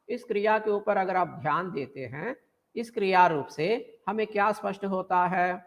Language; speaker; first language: Hindi; non-native, local second language; Telugu